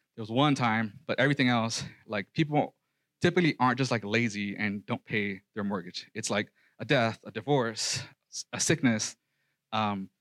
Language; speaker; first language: English; native; English